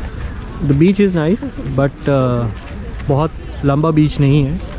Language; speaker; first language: English; non-native, local second language; Hindi